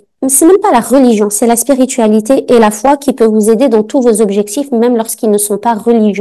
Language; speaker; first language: French; native; French